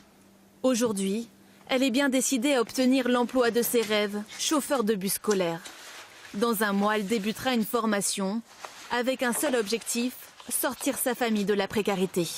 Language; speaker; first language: French; native; French